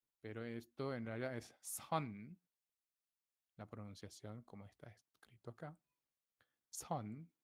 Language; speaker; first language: Spanish; non-native, fluent; Korean